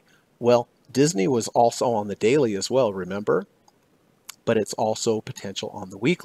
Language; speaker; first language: English; native; English